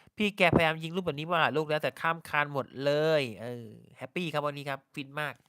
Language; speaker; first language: Thai; native; Thai